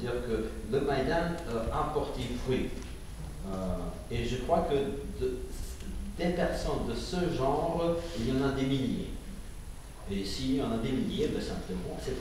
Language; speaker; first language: French; non-native, fluent; Ukrainian